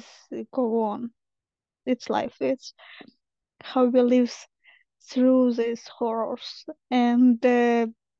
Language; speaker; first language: English; non-native, fluent; Ukrainian